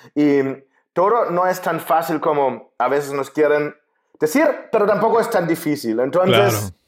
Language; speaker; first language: Spanish; non-native, fluent; German